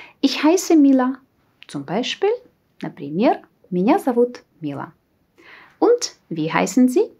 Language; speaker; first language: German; non-native, fluent; Russian